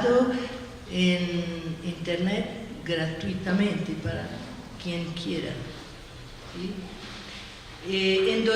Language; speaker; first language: Spanish; non-native, learner; Portuguese